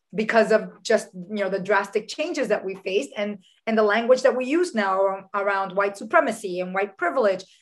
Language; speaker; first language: English; early bilingual, other home language; Spanish